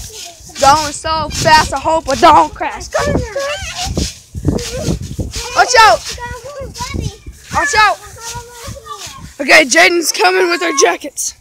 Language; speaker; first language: English; native; English